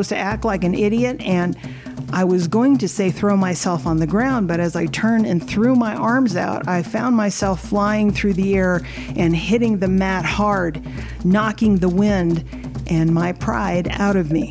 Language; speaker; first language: English; native; English